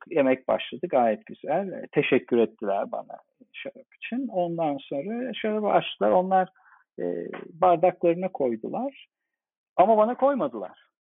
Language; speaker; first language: Turkish; native; Turkish